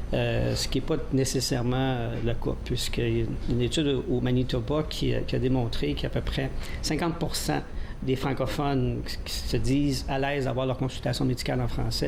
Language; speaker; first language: French; native; French